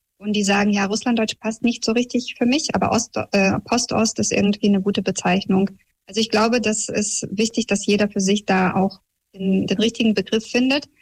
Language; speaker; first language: German; early bilingual, heritage; German